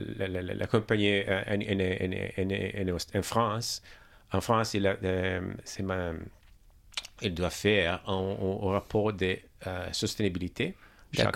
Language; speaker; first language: French; non-native, learner; English